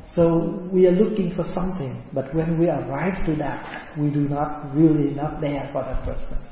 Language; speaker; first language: English; non-native, fluent; Vietnamese